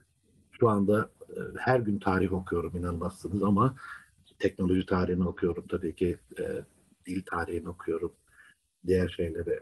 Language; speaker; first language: Turkish; native; Turkish